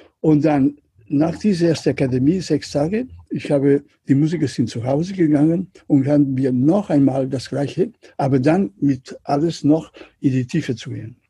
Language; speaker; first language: German; non-native, learner; Catalan